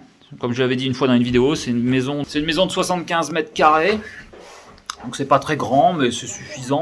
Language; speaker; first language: French; native; French